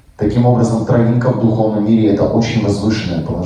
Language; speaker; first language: Russian; native; Russian